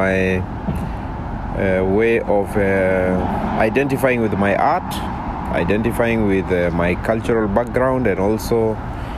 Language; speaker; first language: English; non-native, local second language; Masai